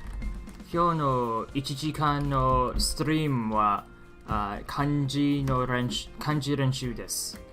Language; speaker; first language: Japanese; non-native, learner; English